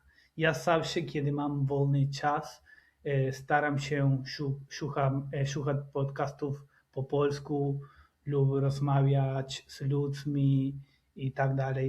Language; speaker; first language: Polish; non-native, learner; Spanish